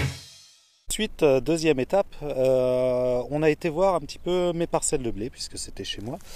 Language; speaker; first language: French; native; French